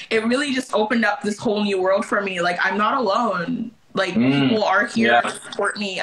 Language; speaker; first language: English; early bilingual, other home language; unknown